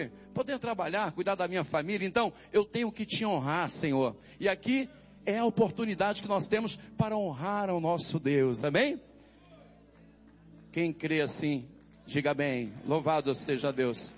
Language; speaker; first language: Portuguese; native; Portuguese